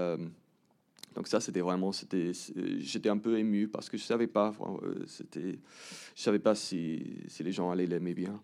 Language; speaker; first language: French; early bilingual, heritage; English